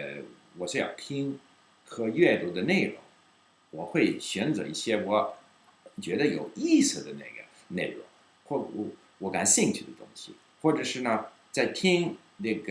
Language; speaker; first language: Chinese; non-native, fluent; English